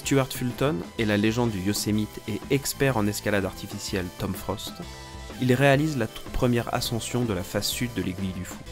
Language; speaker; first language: French; native; French